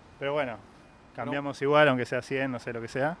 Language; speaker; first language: Spanish; native; Spanish